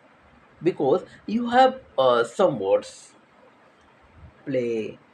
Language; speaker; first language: English; non-native, learner; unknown